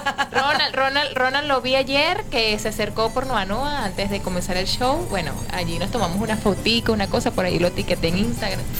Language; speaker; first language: Spanish; native; Spanish